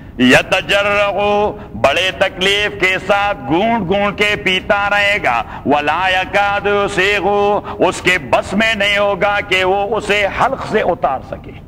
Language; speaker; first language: Urdu; non-native, local second language; Pashto